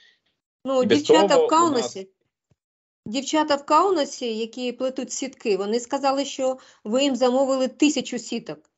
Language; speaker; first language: Ukrainian; native; Ukrainian